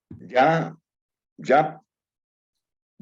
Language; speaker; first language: Spanish; native; Spanish